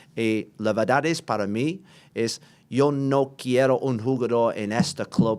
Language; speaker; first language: Spanish; non-native, learner; English